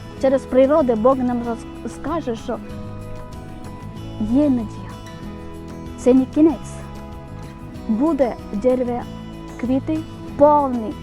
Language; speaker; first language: Ukrainian; non-native, fluent; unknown